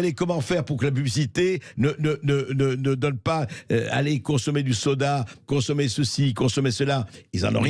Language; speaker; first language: French; native; French